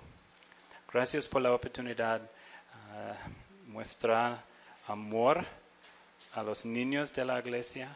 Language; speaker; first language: Spanish; non-native, fluent; English